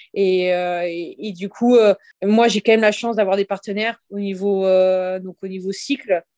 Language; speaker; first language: French; native; French